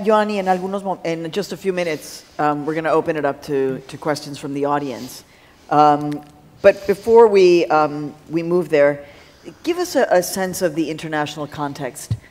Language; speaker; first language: English; early bilingual, other home language; Spanish